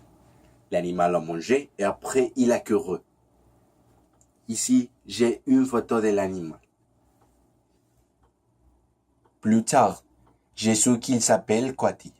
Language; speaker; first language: French; non-native, learner; Spanish